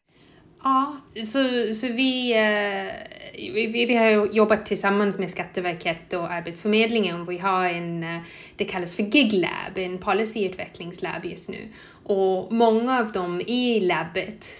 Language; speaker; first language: Swedish; non-native, fluent; English